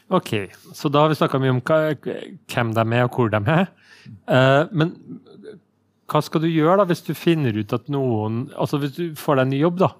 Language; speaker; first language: Norwegian; native; Norwegian